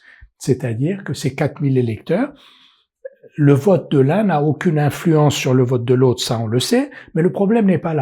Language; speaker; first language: French; native; French